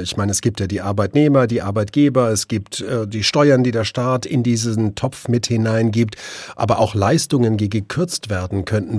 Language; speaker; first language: German; native; German